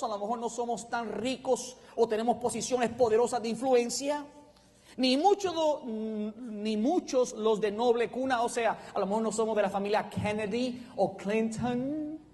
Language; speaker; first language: Spanish; native; Spanish